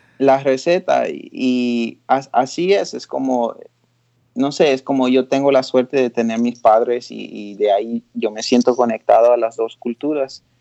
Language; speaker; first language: Spanish; early bilingual, heritage; Spanish